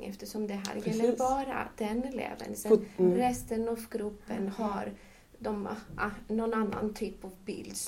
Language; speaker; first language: Swedish; non-native, fluent; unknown